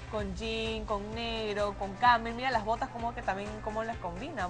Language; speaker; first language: Spanish; native; Spanish